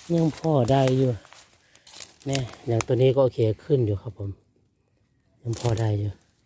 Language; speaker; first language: Thai; non-native, local second language; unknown